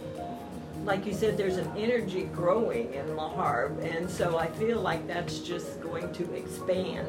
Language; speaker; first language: English; native; English